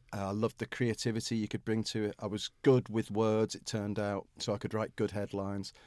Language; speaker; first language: English; native; English